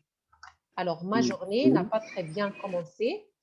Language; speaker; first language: French; non-native, fluent; Arabic